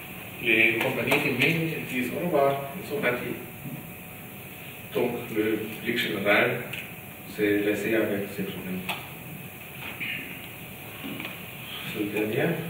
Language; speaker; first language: French; non-native, learner; German